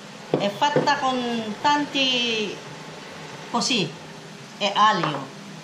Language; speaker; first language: Italian; non-native, fluent; Filipino